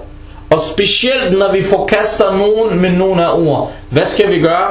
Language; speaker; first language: Danish; early bilingual, other home language; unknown